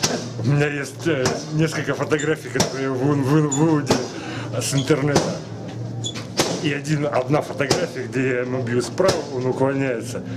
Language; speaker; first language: Russian; native; Russian